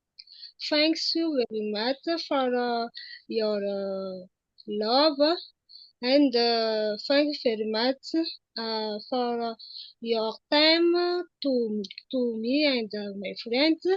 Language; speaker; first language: English; non-native, learner; Malagasy